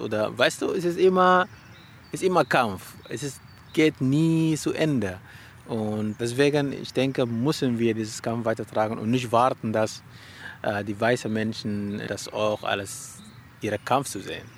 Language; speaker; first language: German; non-native, learner; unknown